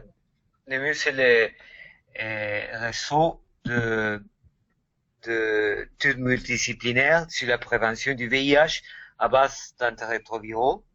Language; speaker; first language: French; non-native, fluent; Spanish